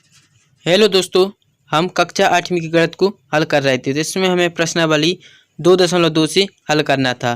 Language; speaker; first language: Hindi; native; Hindi